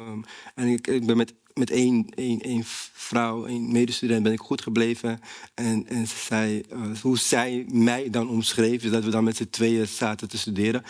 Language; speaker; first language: Dutch; native; Dutch